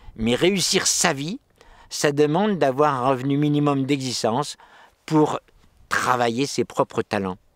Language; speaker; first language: French; native; French